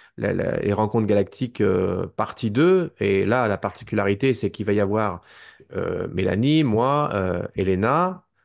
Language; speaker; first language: French; native; French